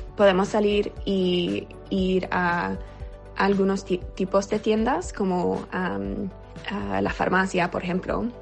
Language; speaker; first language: Spanish; non-native, fluent; English